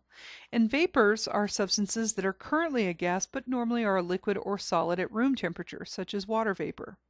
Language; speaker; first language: English; native; English